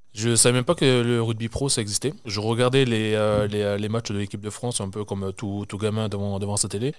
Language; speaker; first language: French; native; French